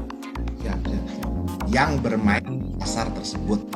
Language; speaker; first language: Indonesian; native; Indonesian